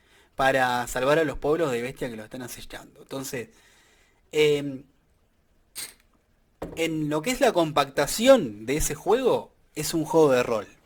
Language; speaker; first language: Spanish; native; Spanish